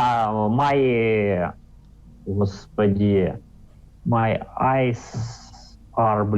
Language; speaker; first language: English; non-native, learner; Russian